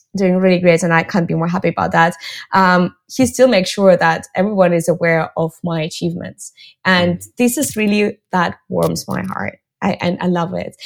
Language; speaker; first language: English; non-native, fluent; Russian